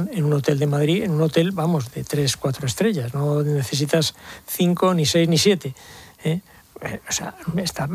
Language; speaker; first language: Spanish; native; Spanish